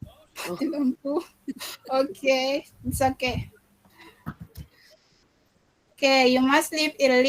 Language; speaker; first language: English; non-native, fluent; Indonesian